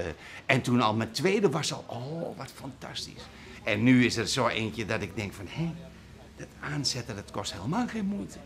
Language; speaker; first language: Dutch; native; Dutch